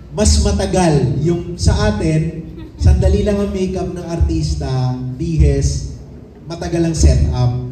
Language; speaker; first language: Filipino; native; Filipino